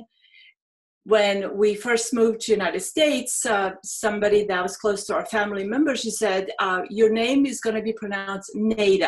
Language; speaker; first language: English; non-native, fluent; Serbian